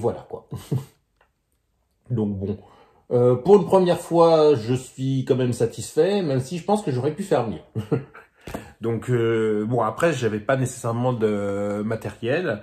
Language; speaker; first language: French; native; French